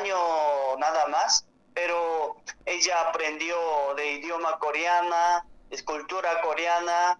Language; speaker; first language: Spanish; non-native, learner; Korean